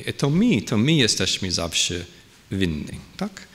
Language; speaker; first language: Polish; non-native, fluent; English